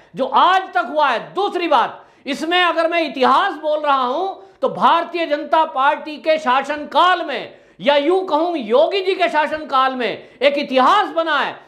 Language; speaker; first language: Hindi; native; Hindi